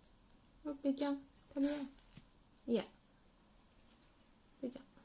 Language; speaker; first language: Japanese; native; Japanese